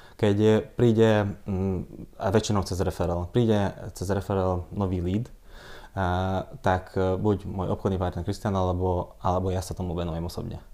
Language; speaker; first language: Slovak; non-native, local second language; Hungarian